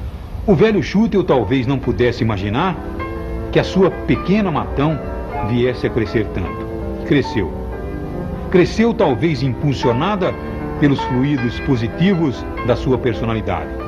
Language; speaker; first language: Portuguese; native; Portuguese